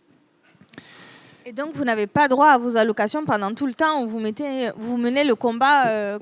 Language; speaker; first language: French; native; French